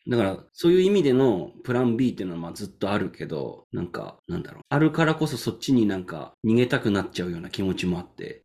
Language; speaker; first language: Japanese; native; Japanese